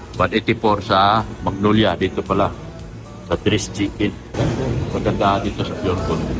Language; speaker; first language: Filipino; non-native, local second language; Cebuano